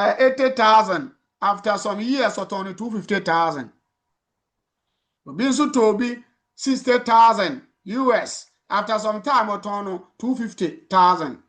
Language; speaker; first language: English; non-native, local second language; Akan